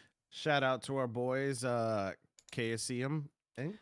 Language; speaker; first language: English; native; English